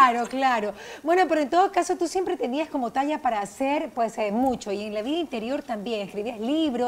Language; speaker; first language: Spanish; native; Spanish